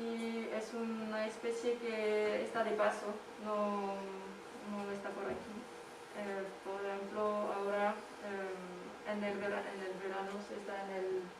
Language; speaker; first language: Spanish; non-native, fluent; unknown